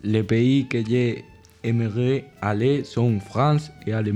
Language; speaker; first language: French; non-native, learner; Spanish